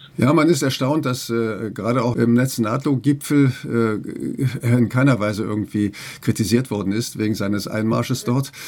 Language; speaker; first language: German; native; German